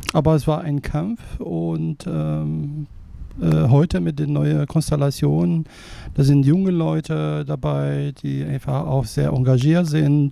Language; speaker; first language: German; non-native, fluent; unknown